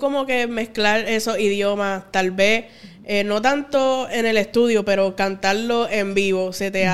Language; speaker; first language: Spanish; native; Spanish